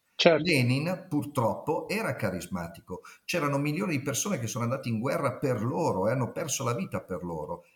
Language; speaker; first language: Italian; native; Italian